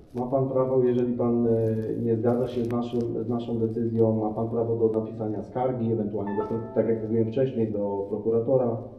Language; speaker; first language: Polish; native; Polish